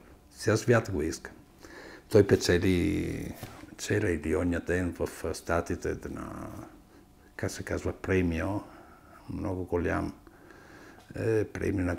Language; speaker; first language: Bulgarian; non-native, fluent; Italian